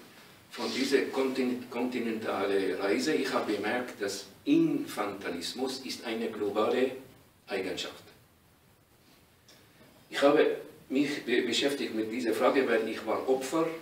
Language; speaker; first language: German; non-native, learner; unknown